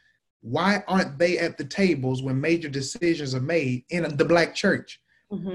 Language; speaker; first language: English; native; English